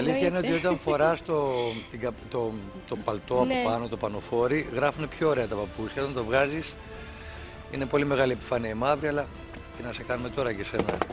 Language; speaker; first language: Greek; native; Greek